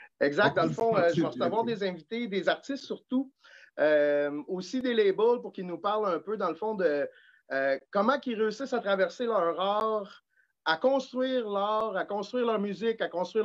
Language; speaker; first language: French; native; French